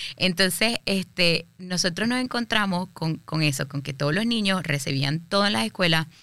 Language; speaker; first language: Spanish; native; Spanish